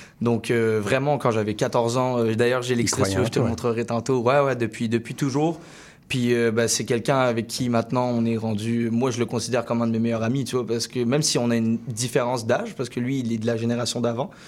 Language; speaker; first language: French; native; French